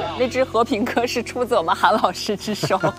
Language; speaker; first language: Chinese; native; Chinese